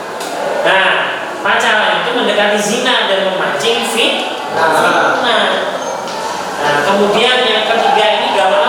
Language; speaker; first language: Indonesian; native; Indonesian